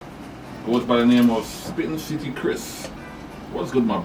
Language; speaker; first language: English; native; English